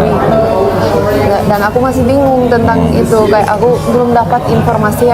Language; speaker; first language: Indonesian; non-native, fluent; Finnish